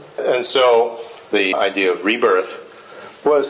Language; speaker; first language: English; native; English